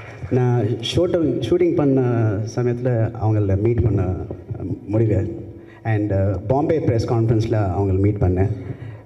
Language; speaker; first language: Tamil; non-native, local second language; Telugu